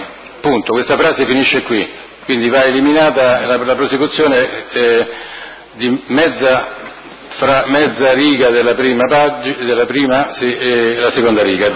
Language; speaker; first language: Italian; native; Italian